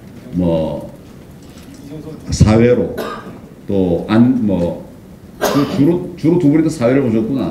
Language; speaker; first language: Korean; native; Korean